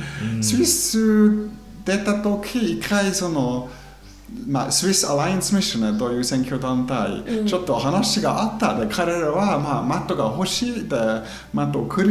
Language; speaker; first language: Japanese; non-native, fluent; German